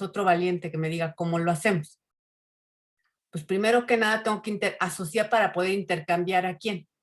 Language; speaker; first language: Spanish; native; Spanish